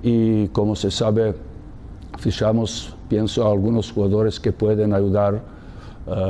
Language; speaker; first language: Spanish; non-native, learner; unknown